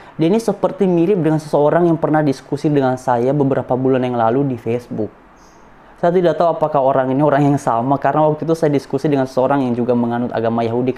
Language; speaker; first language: Indonesian; non-native, local second language; Nias